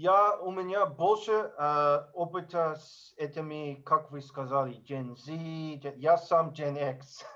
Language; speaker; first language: Russian; non-native, learner; English